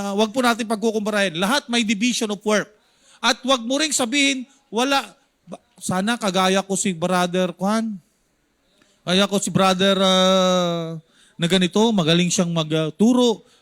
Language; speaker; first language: Filipino; non-native, local second language; Iloko